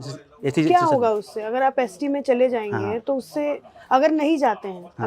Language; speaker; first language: Hindi; native; Hindi